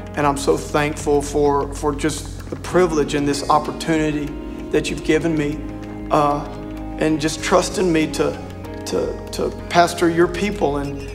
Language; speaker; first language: English; native; English